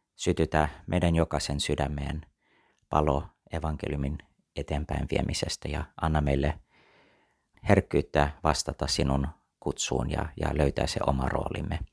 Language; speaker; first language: Finnish; early bilingual, heritage; Finnish